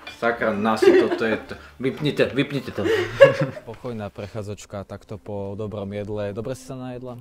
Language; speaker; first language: Slovak; native; Slovak